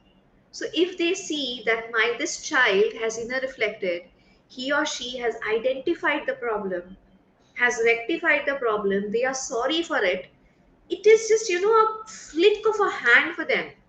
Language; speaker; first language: English; non-native, local second language; Hindi